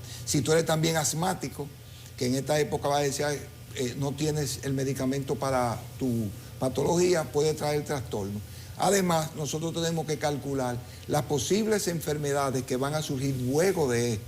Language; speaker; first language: Spanish; native; Spanish